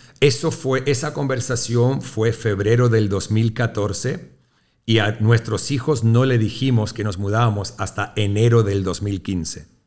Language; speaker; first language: Spanish; early bilingual, heritage; Spanish